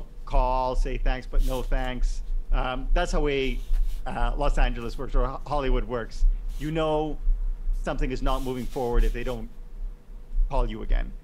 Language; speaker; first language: English; native; English